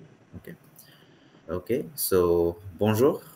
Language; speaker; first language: French; non-native, fluent; Hindi